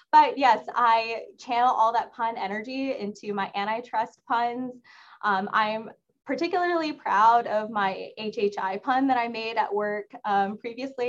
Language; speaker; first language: English; native; English